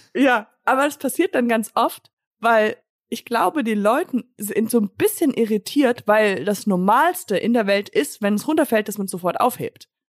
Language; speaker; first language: German; early bilingual, other home language; English